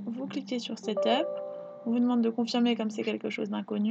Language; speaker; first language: French; native; French